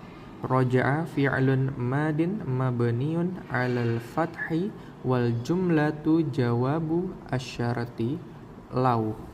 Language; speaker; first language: Arabic; non-native, learner; Indonesian